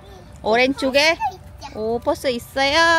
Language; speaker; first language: Korean; non-native, fluent; Indonesian